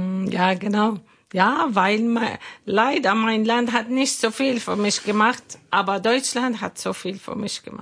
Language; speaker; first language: German; non-native, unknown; Arabic